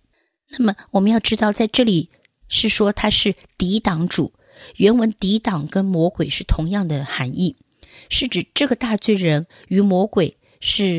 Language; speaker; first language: Chinese; native; Chinese